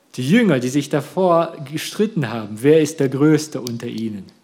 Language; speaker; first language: German; early bilingual, other home language; Russian